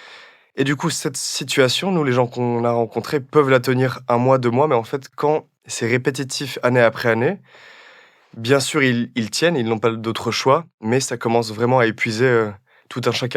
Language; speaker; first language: French; native; French